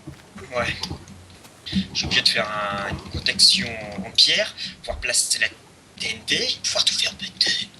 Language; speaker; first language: French; native; French